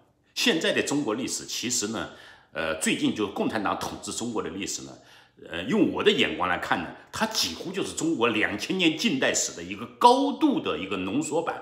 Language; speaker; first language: Chinese; native; Chinese